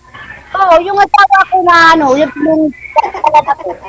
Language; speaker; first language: Filipino; non-native, local second language; Cebuano